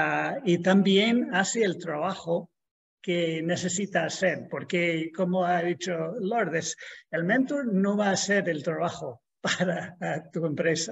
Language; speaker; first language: Spanish; non-native, fluent; English